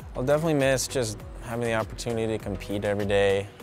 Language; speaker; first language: English; native; English